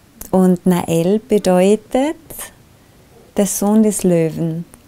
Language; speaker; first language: German; native; German